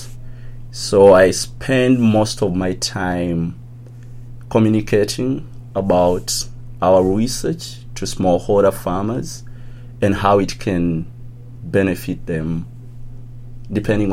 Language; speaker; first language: English; non-native, local second language; Ganda